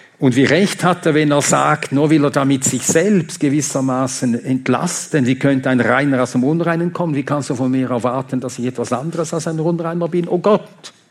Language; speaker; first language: German; non-native, fluent; Swedish